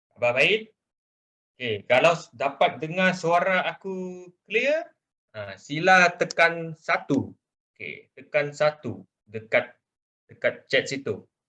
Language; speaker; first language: Malay; non-native, local second language; Chinese